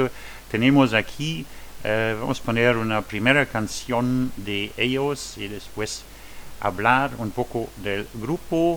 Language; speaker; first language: Spanish; non-native, learner; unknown